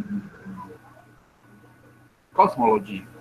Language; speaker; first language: English; non-native, learner; Spanish